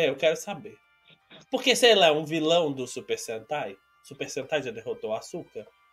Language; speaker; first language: Portuguese; native; Portuguese